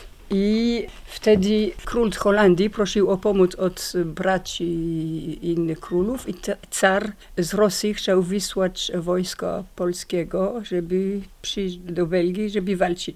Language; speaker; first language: Polish; non-native, learner; French